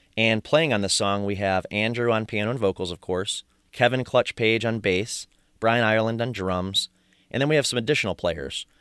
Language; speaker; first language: English; native; English